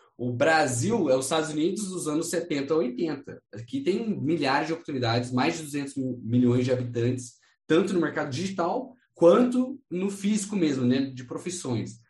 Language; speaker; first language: Portuguese; non-native, fluent; English